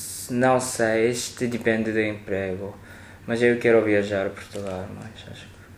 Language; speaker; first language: Portuguese; non-native, learner; Japanese